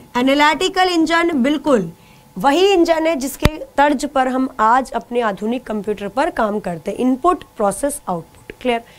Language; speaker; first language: Hindi; native; Hindi